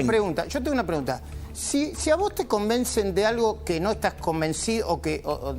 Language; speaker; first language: Spanish; native; Spanish